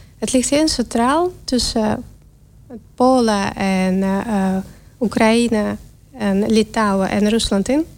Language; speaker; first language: Dutch; non-native, fluent; Russian